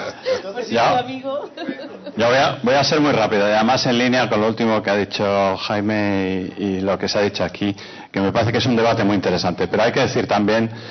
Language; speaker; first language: Spanish; native; Spanish